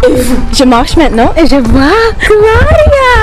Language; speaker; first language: French; non-native, learner; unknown